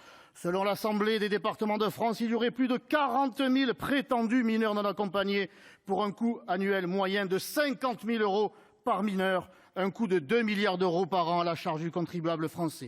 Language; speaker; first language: French; native; French